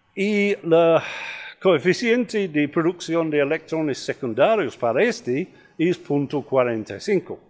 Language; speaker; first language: Spanish; non-native, fluent; English